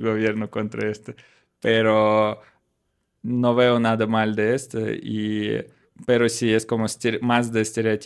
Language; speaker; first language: Spanish; non-native, learner; Russian